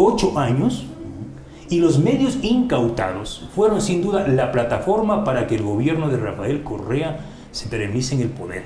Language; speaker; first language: Spanish; native; Spanish